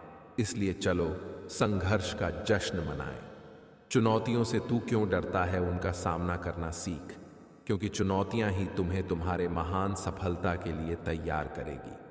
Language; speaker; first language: Hindi; native; Hindi